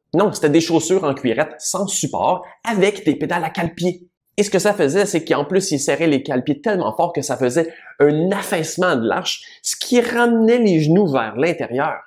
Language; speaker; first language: French; native; French